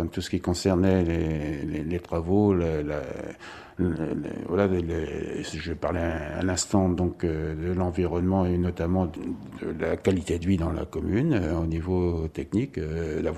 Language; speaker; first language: French; native; French